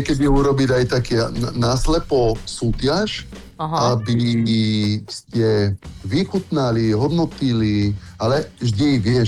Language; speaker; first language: Slovak; non-native, fluent; Italian